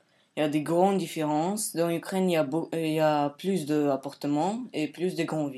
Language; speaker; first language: French; non-native, learner; Ukrainian